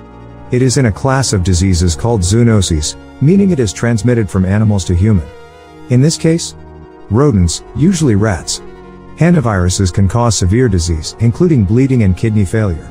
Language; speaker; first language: English; non-native, fluent; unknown